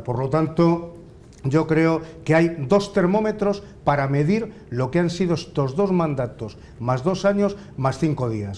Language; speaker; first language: Spanish; native; Spanish